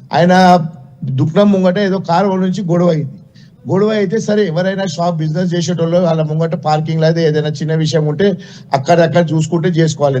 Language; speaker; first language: Telugu; non-native, local second language; Gujarati